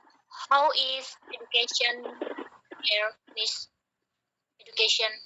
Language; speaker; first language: English; non-native, learner; Indonesian